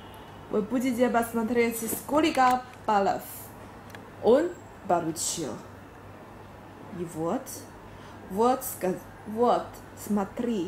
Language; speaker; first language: Russian; non-native, learner; Chinese